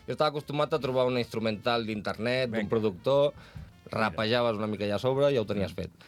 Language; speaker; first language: Catalan; non-native, local second language; Spanish